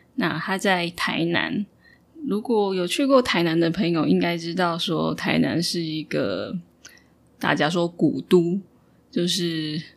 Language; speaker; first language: Chinese; native; Chinese